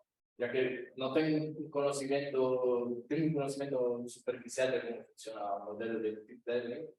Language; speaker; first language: Spanish; non-native, learner; Italian